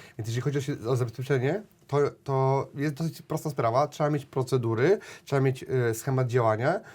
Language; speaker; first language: Polish; native; Polish